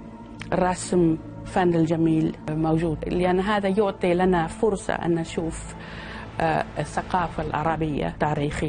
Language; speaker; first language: Arabic; non-native, fluent; Danish